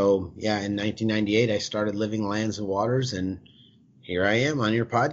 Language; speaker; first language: English; native; English